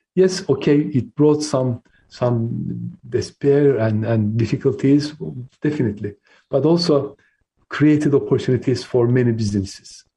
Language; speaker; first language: English; non-native, fluent; Turkish